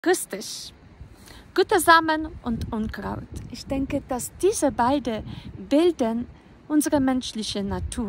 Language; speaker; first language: German; non-native, fluent; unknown